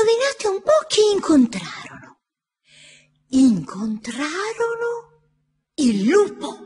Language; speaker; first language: Italian; native; Italian